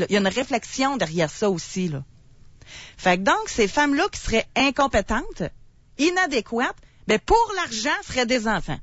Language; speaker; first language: French; native; French